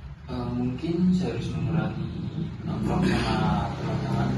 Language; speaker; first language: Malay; non-native, fluent; Indonesian